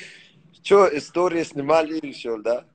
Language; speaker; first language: Russian; non-native, learner; Persian